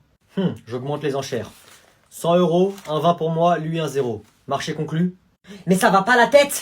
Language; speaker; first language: French; native; French